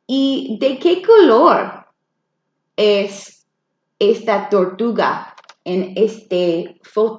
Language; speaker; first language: Spanish; non-native, fluent; English